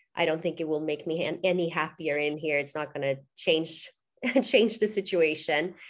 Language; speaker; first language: English; non-native, fluent; Swedish